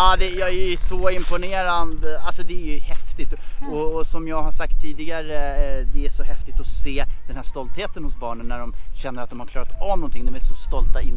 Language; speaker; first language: Swedish; native; Swedish